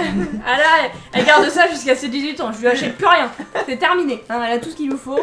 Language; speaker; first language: French; native; French